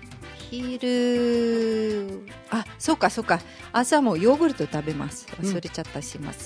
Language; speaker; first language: Japanese; non-native, fluent; Russian